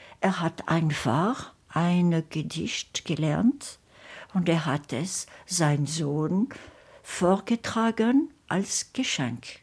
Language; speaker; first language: German; non-native, fluent; French